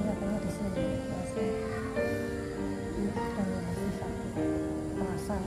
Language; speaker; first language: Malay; non-native, local second language; Javanese